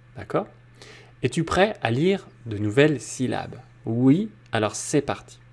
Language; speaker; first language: French; native; French